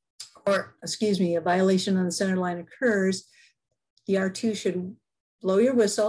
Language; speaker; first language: English; native; English